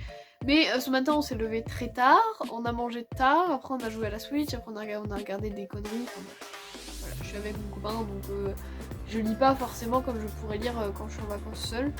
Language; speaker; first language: French; native; French